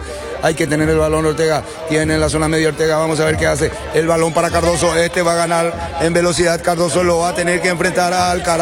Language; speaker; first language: Spanish; native; Spanish